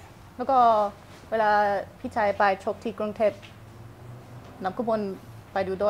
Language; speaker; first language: Thai; non-native, fluent; English